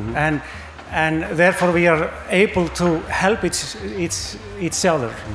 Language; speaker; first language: English; non-native, fluent; Icelandic